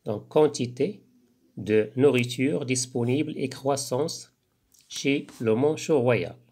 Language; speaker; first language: French; non-native, local second language; Arabic